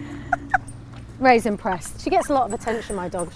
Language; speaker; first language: English; native; English